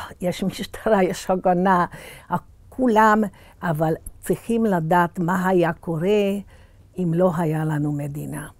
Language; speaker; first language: Hebrew; early bilingual, other home language; Hungarian